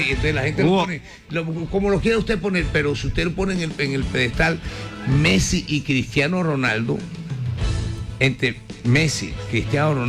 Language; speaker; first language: Spanish; native; Spanish